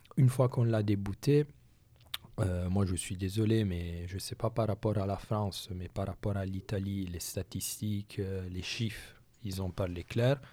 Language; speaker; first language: French; non-native, local second language; Italian